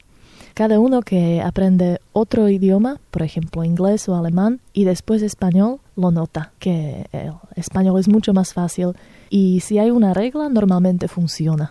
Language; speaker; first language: Spanish; non-native, fluent; Slovak